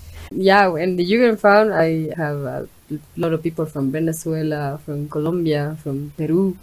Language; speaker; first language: English; non-native, learner; Spanish